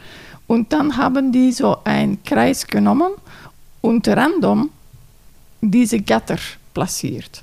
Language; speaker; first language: German; non-native, fluent; Dutch